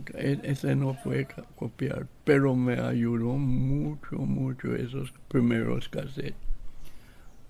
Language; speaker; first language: Spanish; non-native, local second language; English